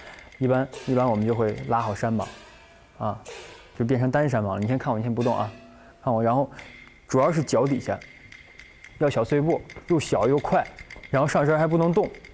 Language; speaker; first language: Chinese; native; Chinese